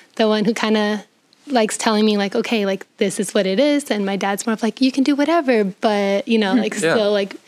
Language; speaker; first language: English; early bilingual, other home language; Spanish